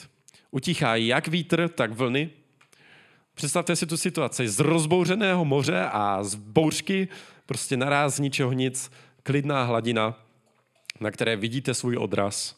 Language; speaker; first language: Czech; native; Czech